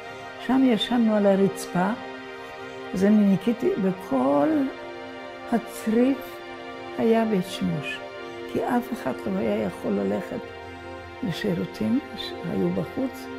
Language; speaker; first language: Hebrew; non-native, fluent; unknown